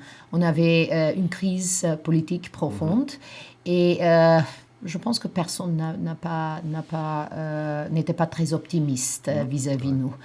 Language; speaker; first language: French; non-native, fluent; Macedonian